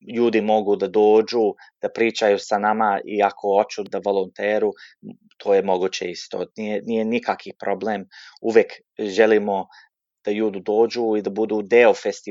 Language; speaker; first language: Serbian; early bilingual, heritage; Serbian